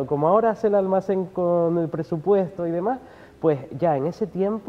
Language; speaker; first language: Spanish; native; Spanish